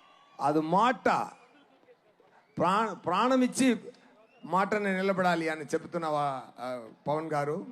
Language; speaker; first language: Telugu; non-native, learner; Tamil